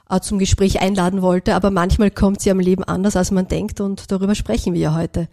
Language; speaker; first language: German; native; German